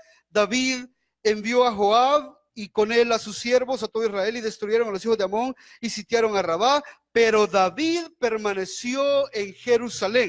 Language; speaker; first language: Spanish; native; Spanish